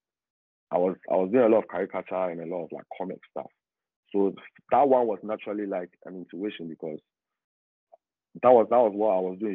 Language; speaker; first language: English; non-native, local second language; Akan